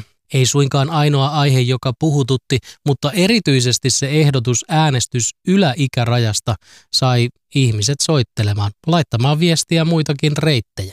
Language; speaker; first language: Finnish; native; Finnish